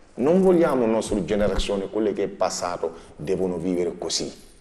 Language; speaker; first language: Italian; non-native, learner; Wolof